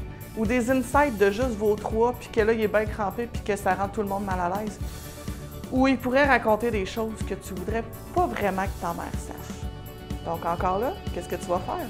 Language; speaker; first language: French; native; French